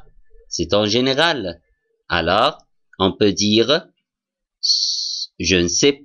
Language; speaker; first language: French; non-native, fluent; Arabic